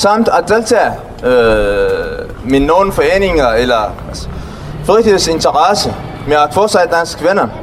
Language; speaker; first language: Danish; non-native, learner; Tigrinya